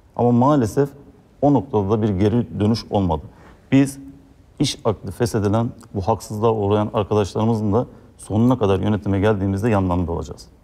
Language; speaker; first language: Turkish; native; Turkish